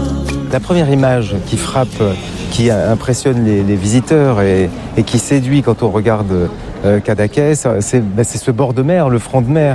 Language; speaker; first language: French; native; French